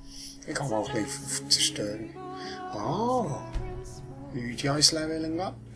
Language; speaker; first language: German; native; German